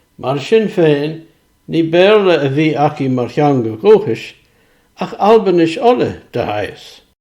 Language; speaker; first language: Irish; non-native, fluent; Swiss German